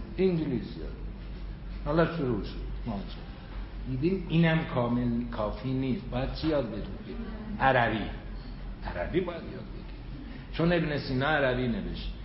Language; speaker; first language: Persian; non-native, local second language; Azerbaijani